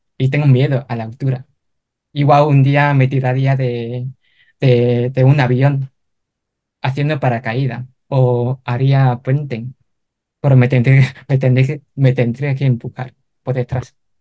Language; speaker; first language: Spanish; non-native, fluent; Cantonese